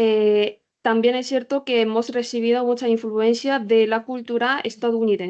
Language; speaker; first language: Spanish; non-native, learner; Korean